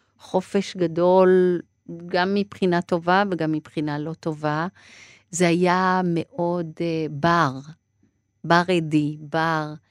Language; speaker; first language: Hebrew; early bilingual, other home language; Persian